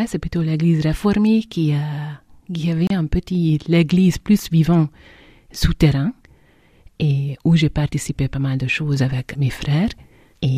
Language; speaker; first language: French; non-native, fluent; Hungarian